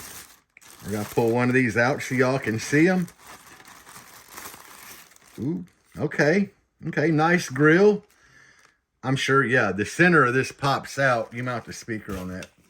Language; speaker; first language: English; native; English